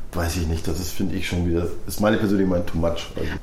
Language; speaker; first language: German; native; German